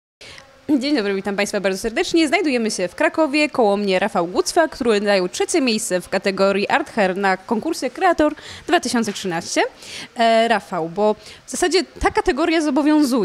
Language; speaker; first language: Polish; native; Polish